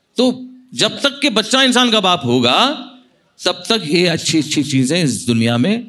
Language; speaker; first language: Hindi; non-native, local second language; Marathi